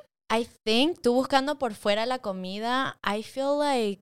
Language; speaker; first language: Spanish; early bilingual, heritage; Spanish